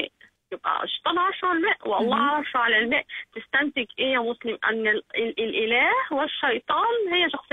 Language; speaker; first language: Arabic; native; Arabic